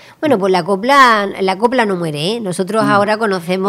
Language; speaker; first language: Spanish; native; Spanish